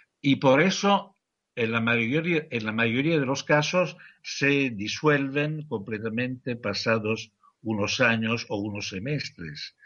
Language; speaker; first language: Spanish; non-native, fluent; Italian